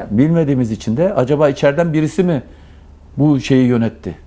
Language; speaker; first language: Turkish; native; Turkish